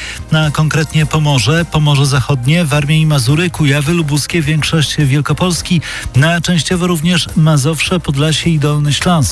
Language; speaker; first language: Polish; native; Polish